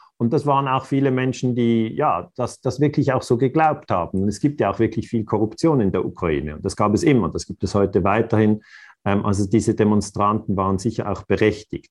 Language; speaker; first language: German; native; German